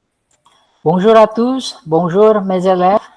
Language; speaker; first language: French; non-native, fluent; Indonesian